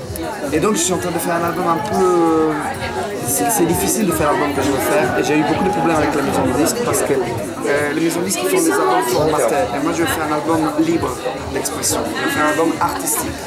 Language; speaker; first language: French; non-native, fluent; Italian